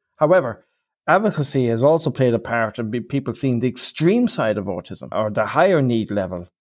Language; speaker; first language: English; native; English